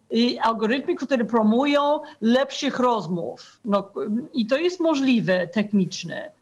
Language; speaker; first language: Polish; non-native, fluent; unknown